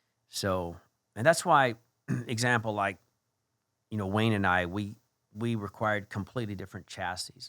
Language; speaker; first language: English; native; English